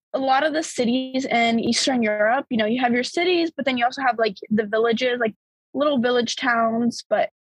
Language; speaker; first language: English; early bilingual, other home language; Bulgarian